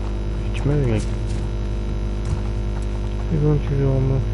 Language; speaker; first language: French; native; French